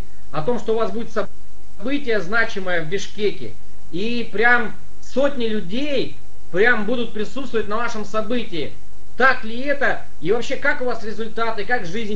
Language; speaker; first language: Russian; native; Russian